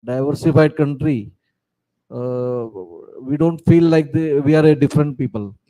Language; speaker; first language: English; non-native, local second language; Marathi